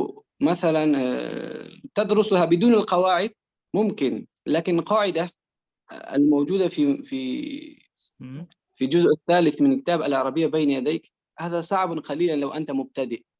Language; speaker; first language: Arabic; non-native, fluent; Persian